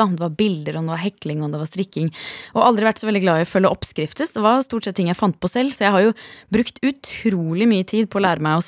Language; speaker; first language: Norwegian; native; Norwegian